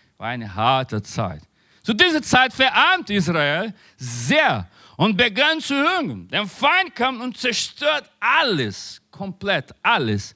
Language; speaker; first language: German; non-native, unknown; Spanish